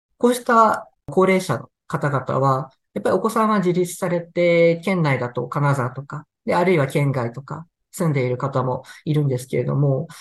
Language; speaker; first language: Japanese; native; Japanese